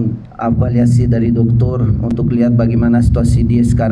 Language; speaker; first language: Indonesian; non-native, fluent; Portuguese